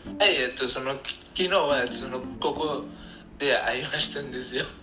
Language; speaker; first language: Japanese; non-native, learner; Bangla